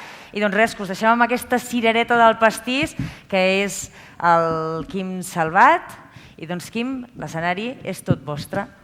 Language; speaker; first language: Catalan; native; Catalan